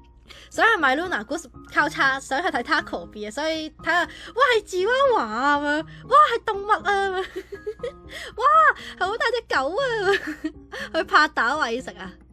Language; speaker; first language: Cantonese; native; Cantonese